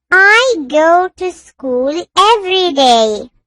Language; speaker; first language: English; non-native, learner; Urdu